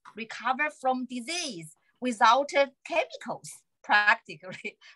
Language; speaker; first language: English; non-native, fluent; Chinese